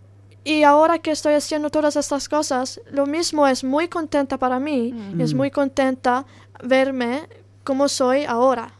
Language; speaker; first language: Spanish; non-native, learner; Italian